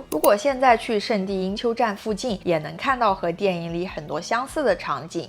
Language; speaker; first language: Chinese; native; Chinese